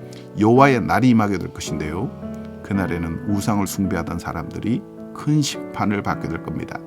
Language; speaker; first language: Korean; native; Korean